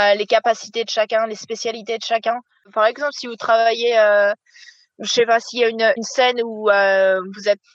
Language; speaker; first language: French; native; French